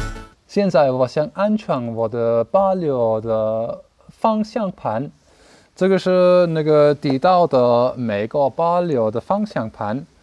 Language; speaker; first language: Chinese; non-native, learner; German